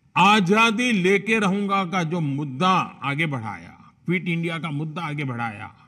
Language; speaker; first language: Hindi; non-native, local second language; Gujarati